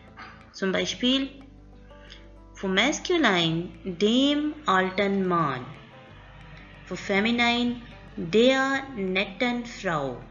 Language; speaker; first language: German; non-native, learner; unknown